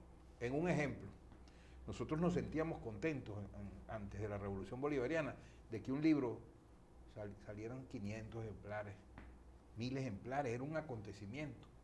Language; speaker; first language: Spanish; native; Spanish